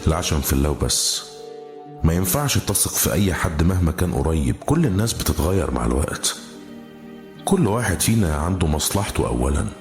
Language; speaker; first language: Arabic; native; Arabic